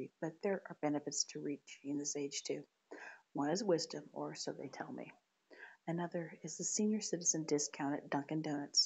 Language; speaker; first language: English; native; English